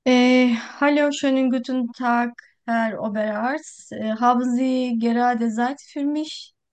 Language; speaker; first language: German; non-native, learner; Turkish